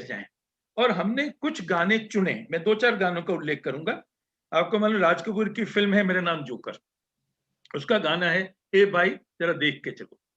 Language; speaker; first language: Hindi; native; Hindi